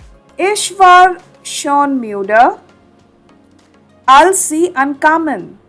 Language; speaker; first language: German; non-native, fluent; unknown